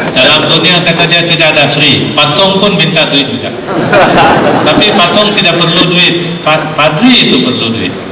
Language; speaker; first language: Malay; non-native, local second language; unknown